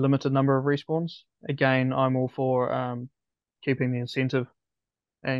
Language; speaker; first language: English; native; English